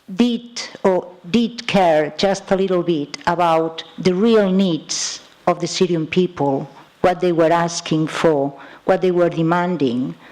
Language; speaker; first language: English; non-native, fluent; Catalan